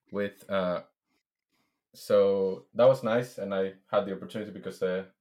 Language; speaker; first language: English; non-native, fluent; Spanish